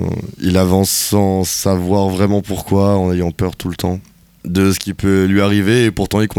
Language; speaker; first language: French; native; French